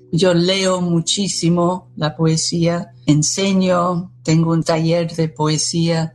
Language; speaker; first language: Spanish; non-native, fluent; English